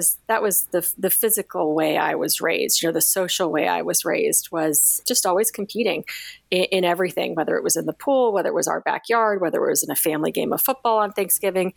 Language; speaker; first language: English; native; English